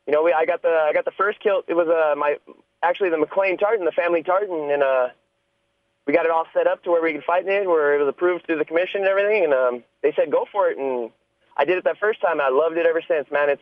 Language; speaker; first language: English; native; English